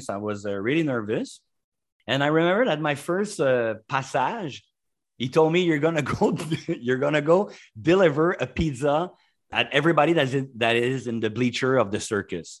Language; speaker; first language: English; non-native, fluent; French